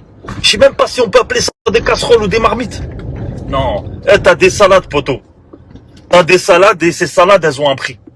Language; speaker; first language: French; native; French